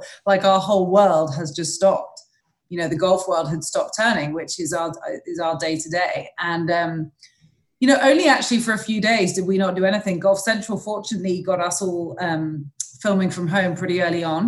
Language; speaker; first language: English; native; English